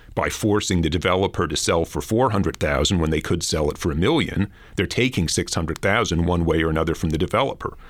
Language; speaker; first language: English; native; English